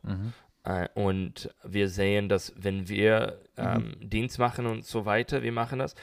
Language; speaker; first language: German; non-native, learner; English